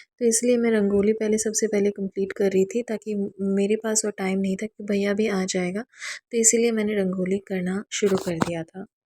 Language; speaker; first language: Hindi; non-native, local second language; Bangla